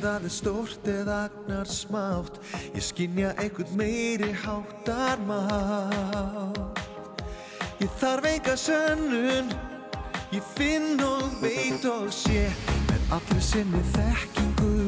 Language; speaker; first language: Icelandic; non-native, fluent; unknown